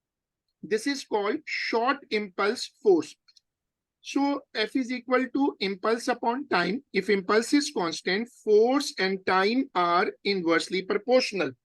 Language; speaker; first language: English; non-native, local second language; Urdu